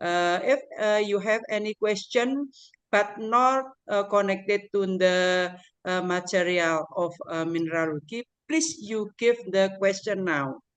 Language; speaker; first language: English; non-native, learner; Indonesian